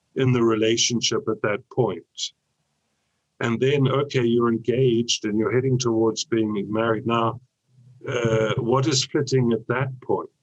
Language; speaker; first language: English; native; English